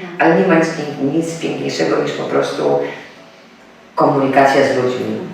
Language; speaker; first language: Polish; native; Polish